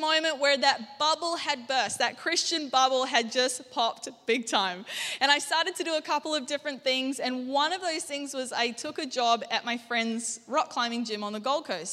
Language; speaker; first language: English; native; English